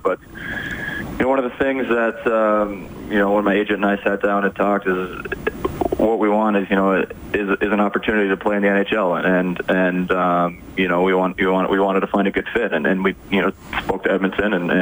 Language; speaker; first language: English; native; English